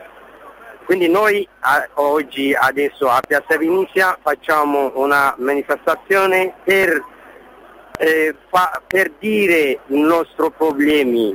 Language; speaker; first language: Italian; non-native, learner; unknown